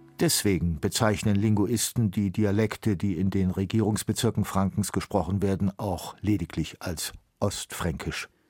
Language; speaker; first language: German; native; German